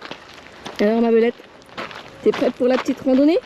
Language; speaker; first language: French; native; French